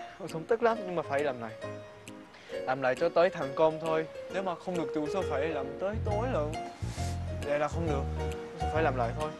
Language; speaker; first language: Vietnamese; non-native, fluent; Korean